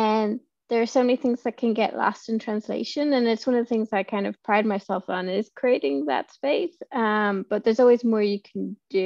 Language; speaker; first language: English; native; English